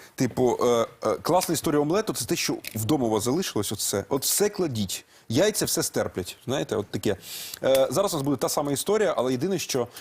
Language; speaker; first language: Ukrainian; native; Ukrainian